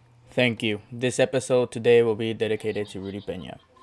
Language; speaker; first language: English; early bilingual, other home language; Spanish